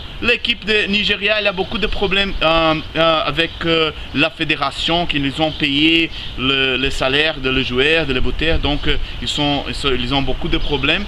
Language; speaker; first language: French; non-native, learner; Spanish